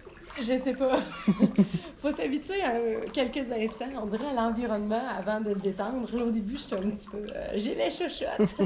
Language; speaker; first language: French; native; French